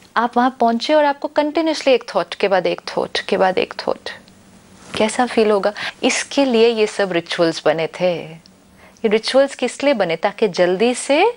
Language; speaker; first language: Hindi; native; Hindi